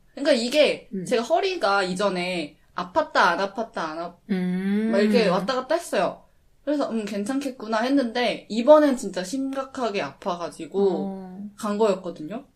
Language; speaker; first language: Korean; early bilingual, heritage; Korean